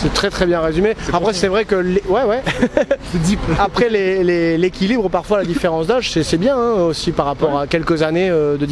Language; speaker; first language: French; native; French